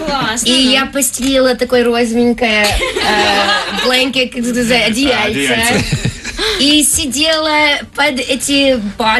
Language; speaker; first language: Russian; early bilingual, heritage; Russian